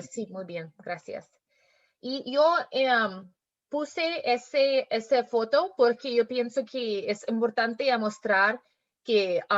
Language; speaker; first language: Spanish; non-native, learner; English